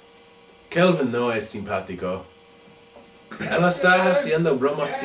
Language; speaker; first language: Spanish; non-native, learner; English